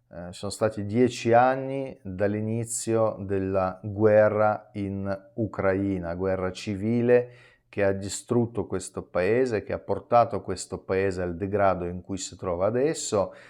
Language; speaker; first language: Italian; non-native, fluent; Russian